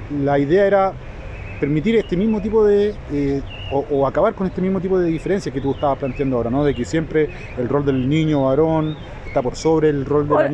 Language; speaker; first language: Spanish; native; Spanish